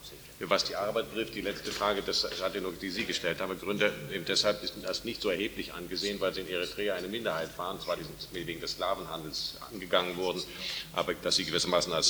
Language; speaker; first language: German; native; German